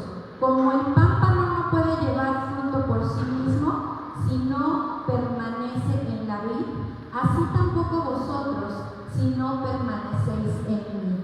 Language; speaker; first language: Spanish; native; Spanish